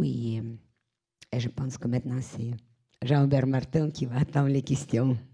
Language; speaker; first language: French; non-native, fluent; Russian